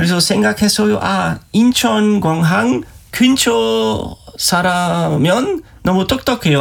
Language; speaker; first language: Korean; non-native, learner; German